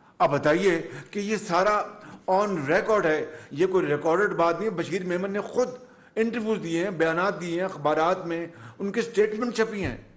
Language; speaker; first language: Urdu; non-native, local second language; Punjabi